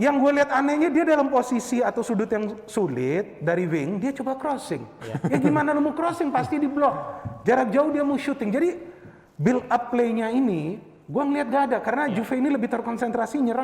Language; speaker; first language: Indonesian; native; Indonesian